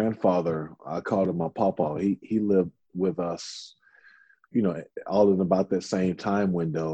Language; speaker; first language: English; native; English